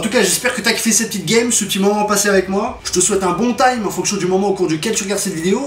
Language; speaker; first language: French; native; French